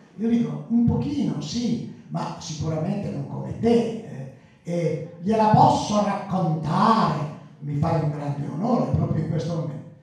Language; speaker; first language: Italian; early bilingual, other home language; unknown